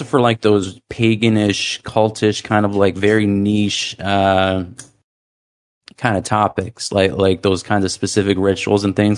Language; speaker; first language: English; native; English